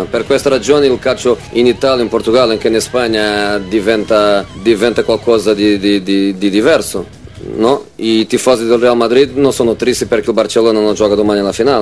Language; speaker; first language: Italian; non-native, fluent; Portuguese